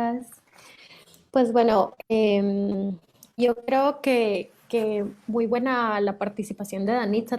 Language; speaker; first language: Spanish; native; Spanish